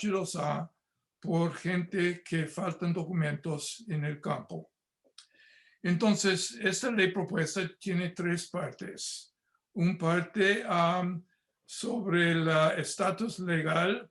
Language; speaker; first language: Spanish; non-native, fluent; English